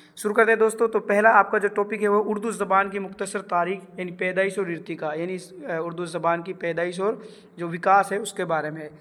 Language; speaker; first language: Urdu; native; Urdu